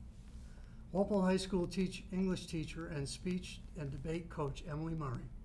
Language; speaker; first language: English; native; English